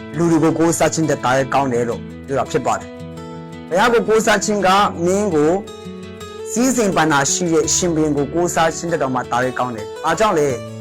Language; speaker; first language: Burmese; non-native, local second language; Tedim Chin